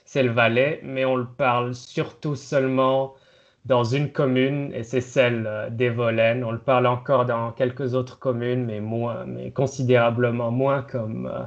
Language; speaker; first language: French; non-native, local second language; German